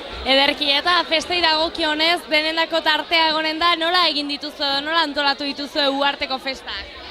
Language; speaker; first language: Basque; native; Basque